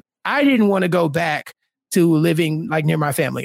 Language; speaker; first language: English; native; English